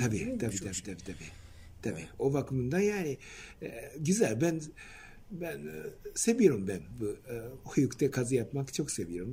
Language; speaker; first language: Turkish; non-native, fluent; Japanese